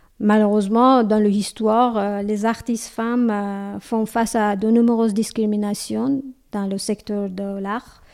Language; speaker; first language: French; non-native, learner; Persian